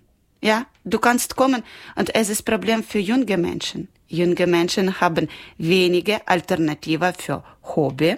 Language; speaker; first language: German; non-native, learner; Ukrainian